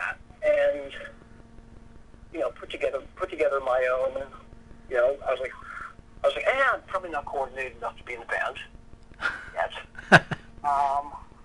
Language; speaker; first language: English; native; English